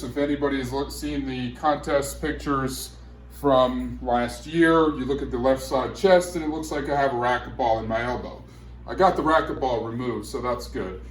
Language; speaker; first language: English; native; English